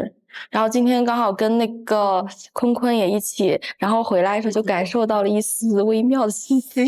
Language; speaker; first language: Chinese; non-native, local second language; Tibetan